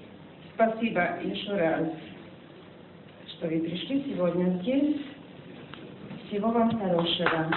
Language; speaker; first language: Russian; non-native, fluent; Serbian